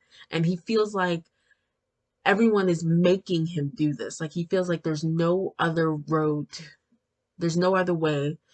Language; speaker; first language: English; native; English